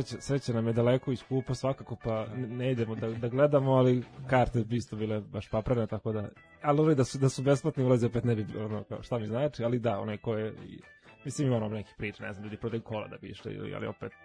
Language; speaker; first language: Serbian; native; Serbian